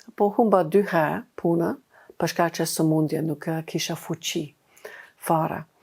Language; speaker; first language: Albanian; non-native, fluent; English